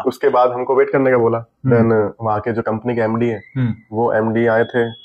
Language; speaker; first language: Hindi; native; Hindi